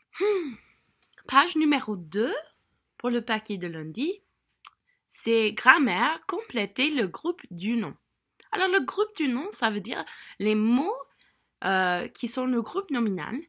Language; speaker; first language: French; non-native, fluent; English